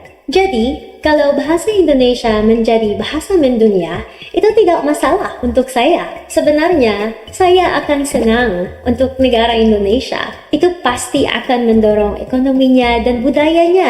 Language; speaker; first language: Indonesian; non-native, learner; Filipino